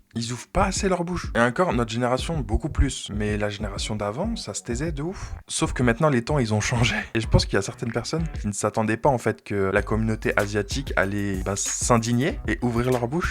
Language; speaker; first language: French; native; French